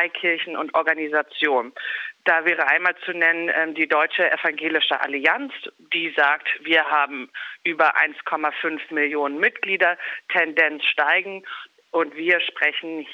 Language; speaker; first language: German; native; German